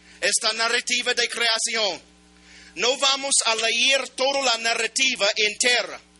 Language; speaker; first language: Spanish; non-native, learner; English